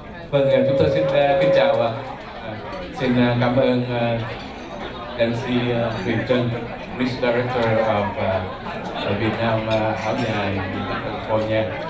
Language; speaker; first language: Vietnamese; native; Vietnamese